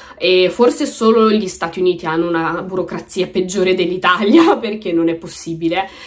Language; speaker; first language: Italian; early bilingual, other home language; Romanian